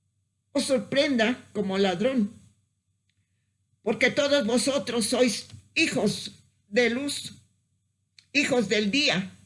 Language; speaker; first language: Spanish; native; Spanish